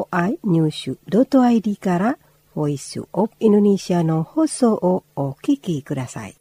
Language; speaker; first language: Japanese; non-native, fluent; Indonesian